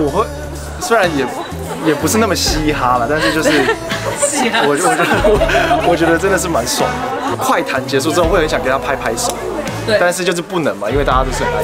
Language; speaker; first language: Chinese; native; Chinese